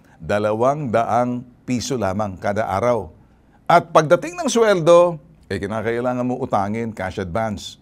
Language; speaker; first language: Filipino; native; Filipino